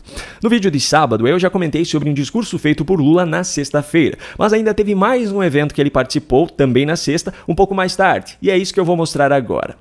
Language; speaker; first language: Portuguese; native; Portuguese